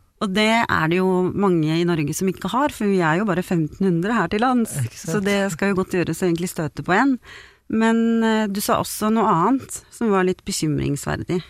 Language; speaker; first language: Norwegian; native; Norwegian